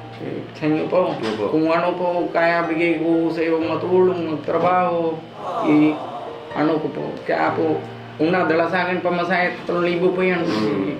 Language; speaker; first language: Filipino; non-native, learner; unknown